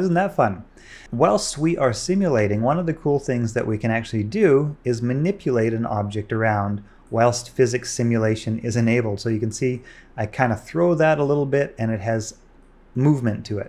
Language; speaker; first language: English; native; English